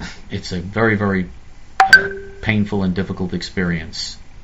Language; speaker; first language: English; native; English